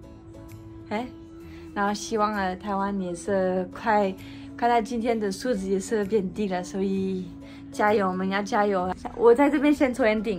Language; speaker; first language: Chinese; non-native, fluent; French